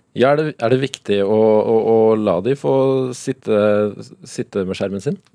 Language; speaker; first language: Norwegian; native; Norwegian